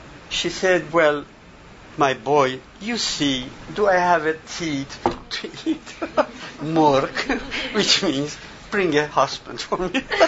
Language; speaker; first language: English; non-native, fluent; Persian